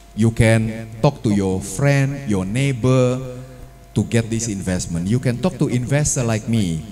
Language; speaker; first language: English; non-native, fluent; Indonesian